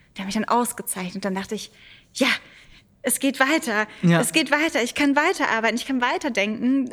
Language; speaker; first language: German; early bilingual, other home language; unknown